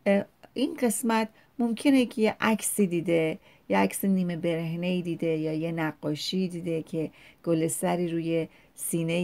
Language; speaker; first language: Persian; native; Persian